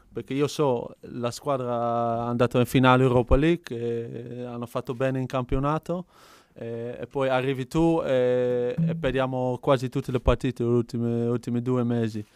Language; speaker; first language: Italian; non-native, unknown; Dutch